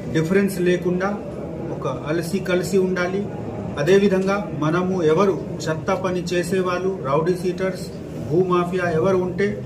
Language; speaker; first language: Telugu; non-native, local second language; Hindi